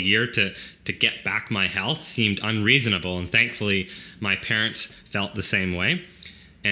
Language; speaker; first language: English; native; English